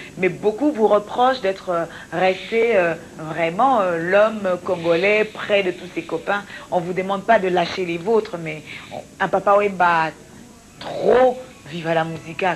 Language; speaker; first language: French; non-native, local second language; Lingala